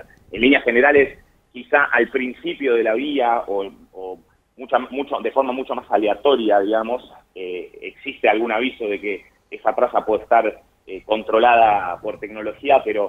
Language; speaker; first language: Spanish; native; Spanish